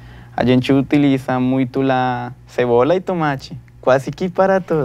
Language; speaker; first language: Portuguese; non-native, learner; Spanish